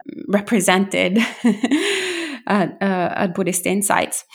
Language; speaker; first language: English; non-native, fluent; Italian